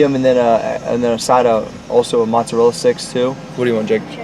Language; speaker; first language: English; native; English